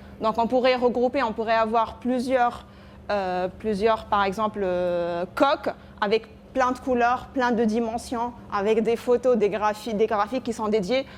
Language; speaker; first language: French; non-native, local second language; Arabic